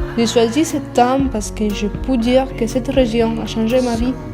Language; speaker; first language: French; non-native, learner; Spanish